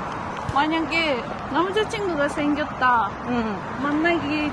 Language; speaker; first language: Korean; non-native, fluent; Japanese